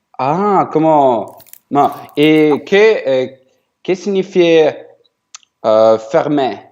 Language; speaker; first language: French; non-native, learner; Ukrainian